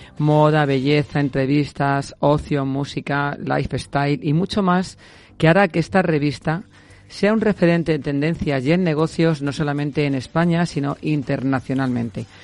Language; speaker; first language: Spanish; native; Spanish